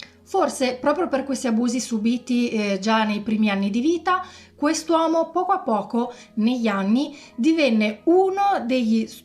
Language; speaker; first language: Italian; native; Italian